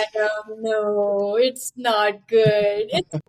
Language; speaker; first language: English; non-native, local second language; Hindi